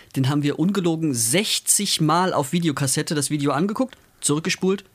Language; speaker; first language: German; native; German